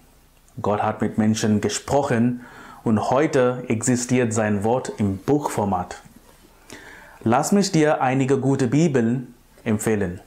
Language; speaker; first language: German; non-native, fluent; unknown